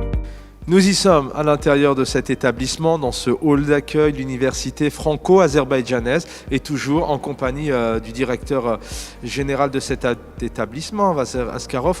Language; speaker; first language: French; native; French